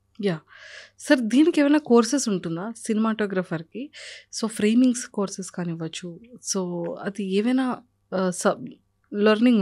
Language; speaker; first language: Telugu; native; Telugu